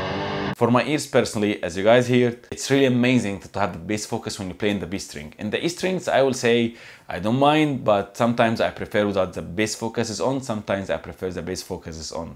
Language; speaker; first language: English; non-native, fluent; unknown